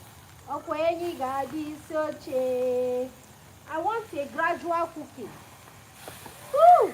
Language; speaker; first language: English; non-native, local second language; Igbo